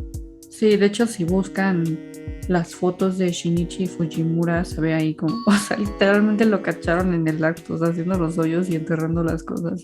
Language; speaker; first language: Spanish; native; Spanish